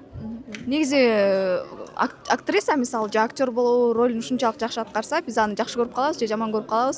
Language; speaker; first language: Kyrgyz; native; Kyrgyz